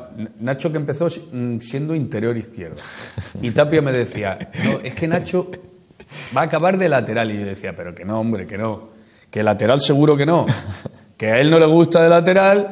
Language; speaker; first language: Spanish; native; Spanish